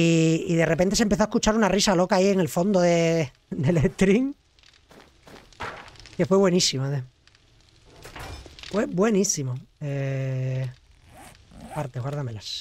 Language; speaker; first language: Spanish; native; Spanish